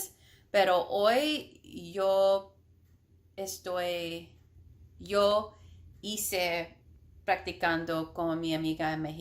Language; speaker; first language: Spanish; non-native, learner; English